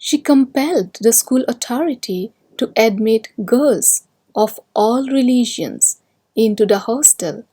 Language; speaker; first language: English; non-native, local second language; Assamese